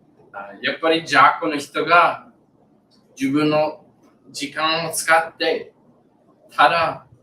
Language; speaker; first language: Japanese; non-native, learner; English